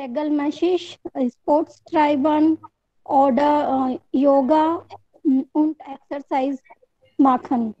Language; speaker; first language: German; non-native, learner; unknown